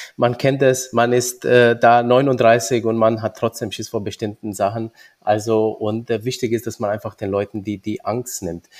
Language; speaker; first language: German; early bilingual, other home language; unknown